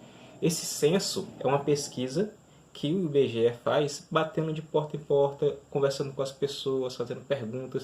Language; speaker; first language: Portuguese; native; Portuguese